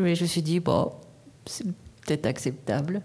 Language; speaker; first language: French; native; French